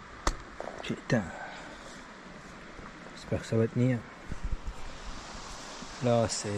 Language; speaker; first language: French; native; French